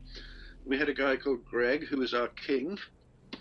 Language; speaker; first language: English; native; English